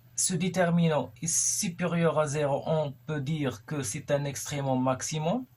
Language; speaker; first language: French; non-native, local second language; Arabic